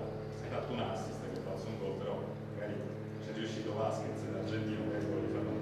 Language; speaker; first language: Italian; native; Italian